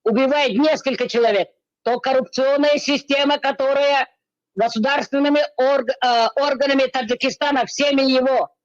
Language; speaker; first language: Russian; non-native, local second language; Tajik